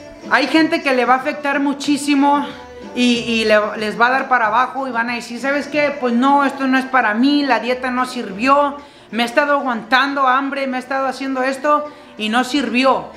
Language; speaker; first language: Spanish; native; Spanish